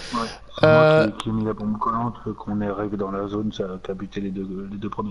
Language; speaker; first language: French; native; French